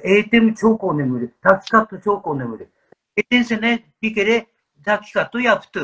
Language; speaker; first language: Turkish; non-native, learner; Japanese